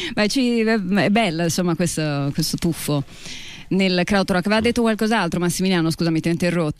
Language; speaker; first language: Italian; native; Italian